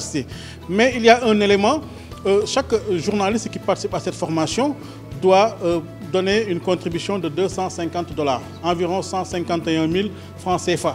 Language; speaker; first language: French; non-native, local second language; Wolof